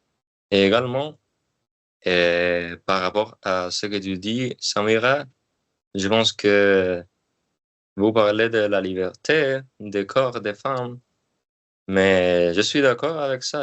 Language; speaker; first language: French; non-native, learner; Spanish